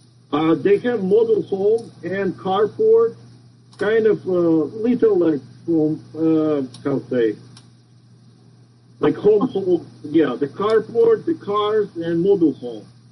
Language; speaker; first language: English; non-native, learner; Russian